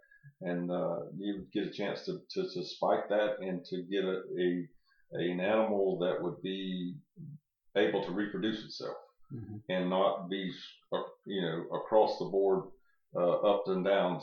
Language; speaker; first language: English; native; English